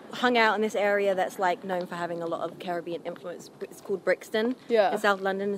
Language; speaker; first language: English; native; English